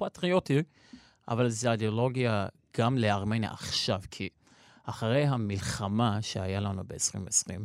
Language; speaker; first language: Hebrew; non-native, local second language; Armenian